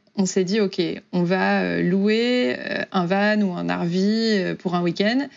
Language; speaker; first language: French; native; French